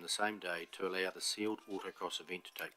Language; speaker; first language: English; native; English